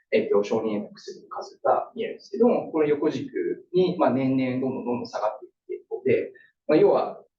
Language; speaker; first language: Japanese; native; Japanese